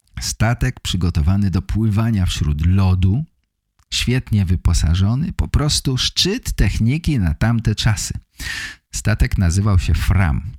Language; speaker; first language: Polish; native; Polish